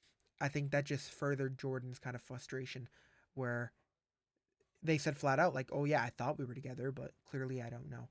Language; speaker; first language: English; native; English